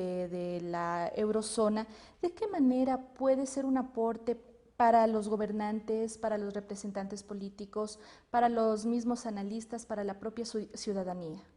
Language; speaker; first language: Spanish; native; Spanish